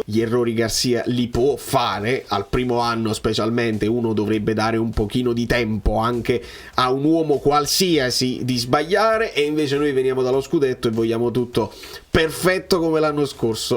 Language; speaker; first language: Italian; native; Italian